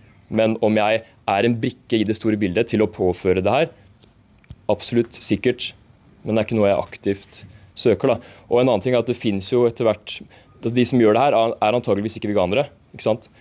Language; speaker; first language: Norwegian; native; Norwegian